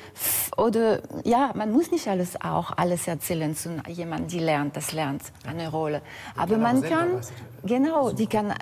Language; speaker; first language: German; non-native, fluent; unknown